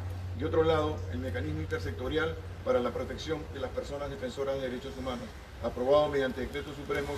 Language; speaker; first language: Spanish; native; Spanish